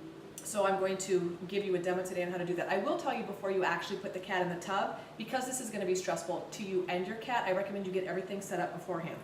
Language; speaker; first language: English; native; English